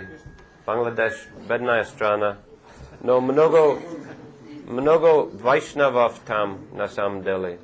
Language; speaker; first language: Russian; non-native, fluent; English